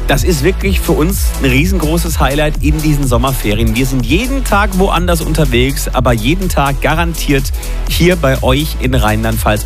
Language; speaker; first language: German; native; German